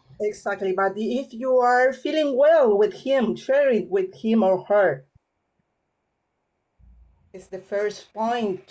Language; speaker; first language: English; non-native, learner; Spanish